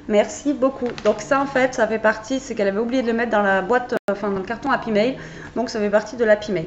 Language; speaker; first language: French; native; French